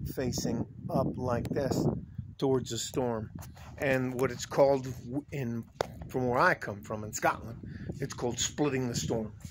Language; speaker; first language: English; native; English